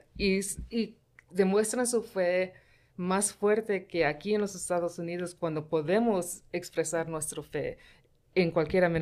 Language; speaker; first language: Spanish; early bilingual, heritage; Spanish